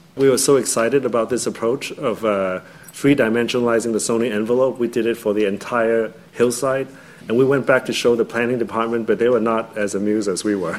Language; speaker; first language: English; non-native, local second language; Cantonese